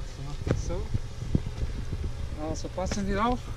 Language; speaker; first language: German; non-native, learner; Slovak